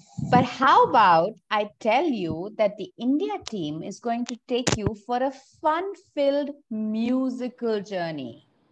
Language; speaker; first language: English; non-native, local second language; Hindi